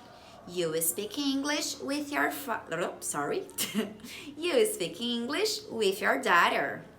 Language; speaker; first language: English; non-native, fluent; Portuguese